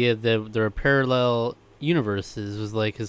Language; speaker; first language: English; native; English